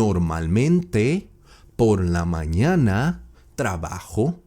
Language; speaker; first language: Spanish; non-native, fluent; English